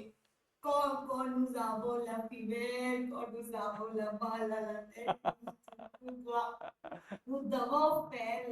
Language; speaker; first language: French; non-native, learner; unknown